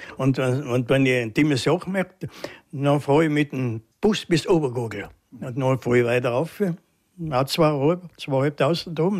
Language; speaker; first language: German; native; German